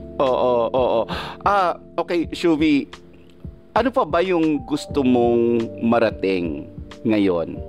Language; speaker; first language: Filipino; native; Filipino